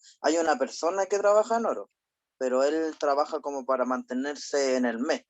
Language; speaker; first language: Spanish; native; Spanish